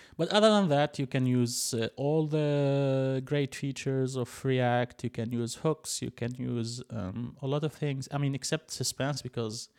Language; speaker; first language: English; non-native, fluent; Arabic